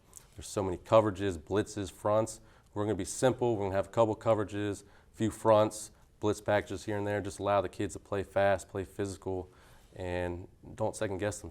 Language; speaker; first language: English; native; English